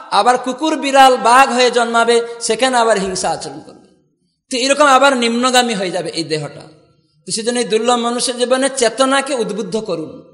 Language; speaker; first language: Bangla; non-native, fluent; Odia